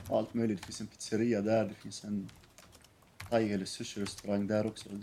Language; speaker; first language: Swedish; early bilingual, other home language; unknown